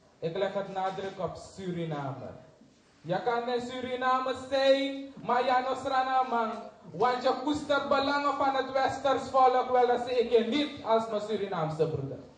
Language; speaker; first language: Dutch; native; Dutch